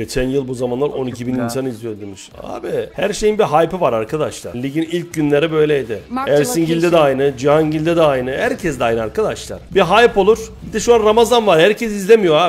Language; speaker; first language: Turkish; native; Turkish